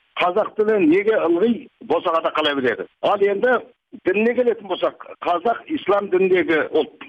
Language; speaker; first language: Kazakh; early bilingual, heritage; Kazakh